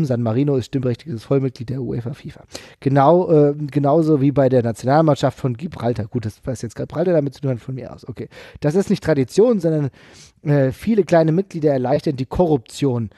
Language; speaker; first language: German; native; German